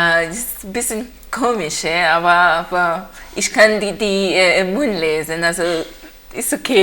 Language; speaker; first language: German; non-native, learner; Haitian Creole